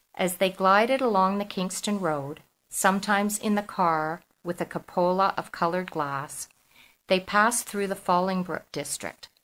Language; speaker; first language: English; native; English